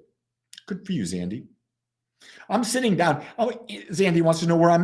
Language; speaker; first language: English; native; English